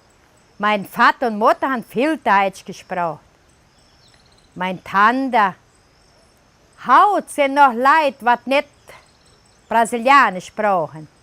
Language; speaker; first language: German; early bilingual, heritage; German